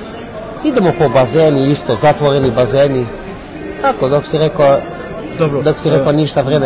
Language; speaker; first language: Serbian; early bilingual, heritage; Serbian